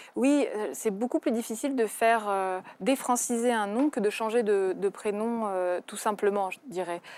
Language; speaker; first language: French; early bilingual, other home language; Russian